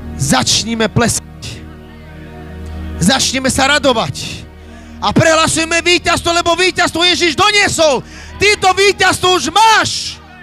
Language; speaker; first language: Slovak; non-native, local second language; Romany